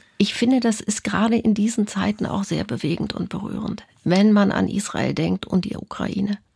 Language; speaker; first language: German; native; German